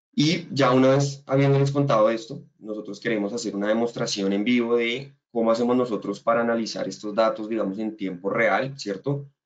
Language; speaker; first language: Spanish; native; Spanish